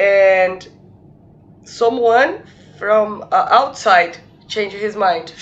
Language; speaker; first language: English; non-native, fluent; Portuguese